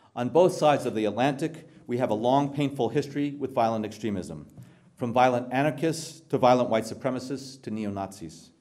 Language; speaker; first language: English; native; English